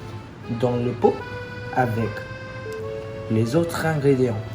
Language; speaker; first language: French; non-native, learner; English